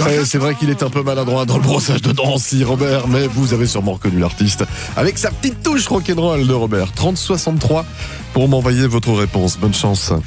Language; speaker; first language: French; native; French